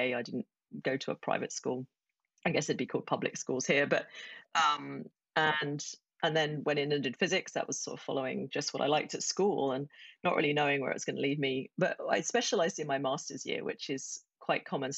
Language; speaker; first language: English; native; English